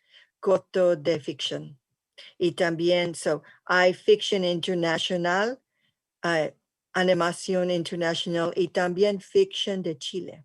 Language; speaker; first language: Spanish; early bilingual, heritage; English